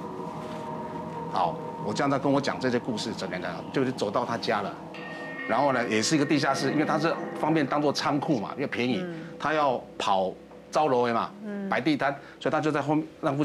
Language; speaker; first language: Chinese; native; Chinese